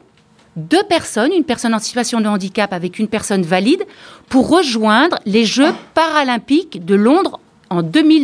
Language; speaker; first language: French; native; French